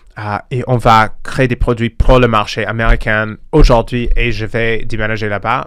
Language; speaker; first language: French; non-native, fluent; English